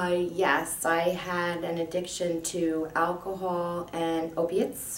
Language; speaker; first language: English; native; English